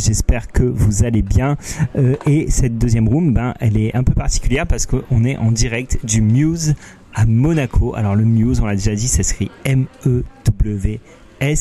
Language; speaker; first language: French; native; French